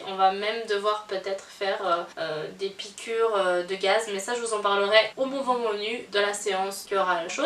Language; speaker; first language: French; native; French